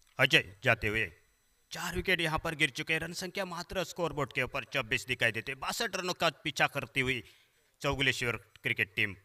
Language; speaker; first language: Hindi; non-native, local second language; Marathi